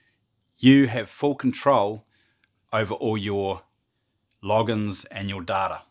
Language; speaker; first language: English; native; English